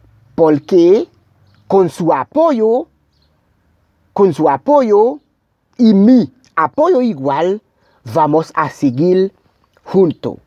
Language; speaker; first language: Spanish; non-native, learner; Haitian Creole